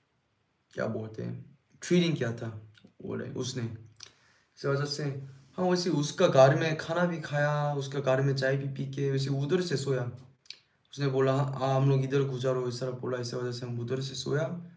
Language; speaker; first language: Hindi; non-native, learner; Korean